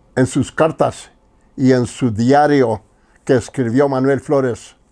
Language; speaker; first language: Spanish; early bilingual, heritage; Spanish